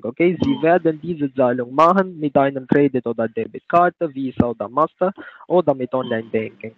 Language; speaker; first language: German; non-native, learner; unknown